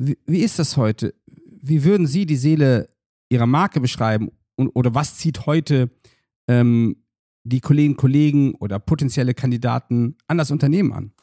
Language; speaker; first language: German; native; German